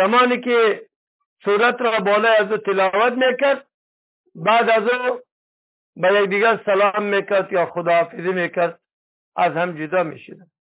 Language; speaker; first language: Persian; native; Persian